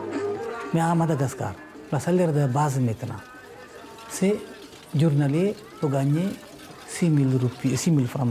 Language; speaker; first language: French; non-native, local second language; Malagasy